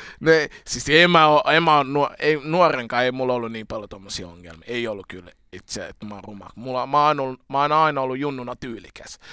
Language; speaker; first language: Finnish; early bilingual, other home language; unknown